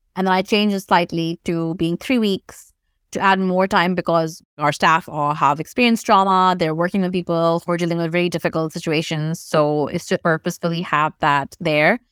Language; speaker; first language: English; non-native, local second language; Urdu